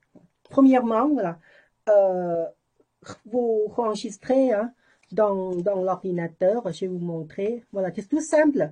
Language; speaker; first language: French; non-native, learner; Thai